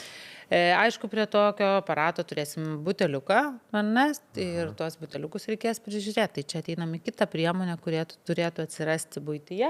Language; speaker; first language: Lithuanian; native; Lithuanian